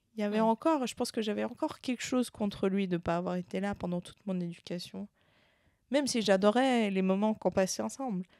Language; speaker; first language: French; native; French